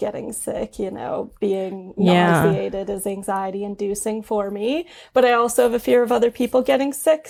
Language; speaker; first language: English; native; English